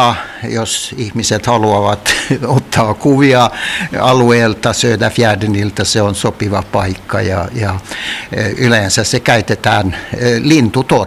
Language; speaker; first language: Finnish; non-native, local second language; Swedish